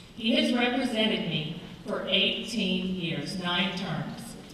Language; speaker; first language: English; native; English